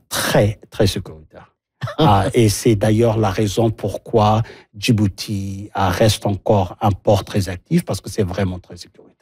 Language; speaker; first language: French; non-native, local second language; Somali